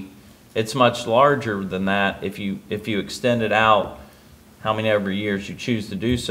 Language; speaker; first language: English; native; English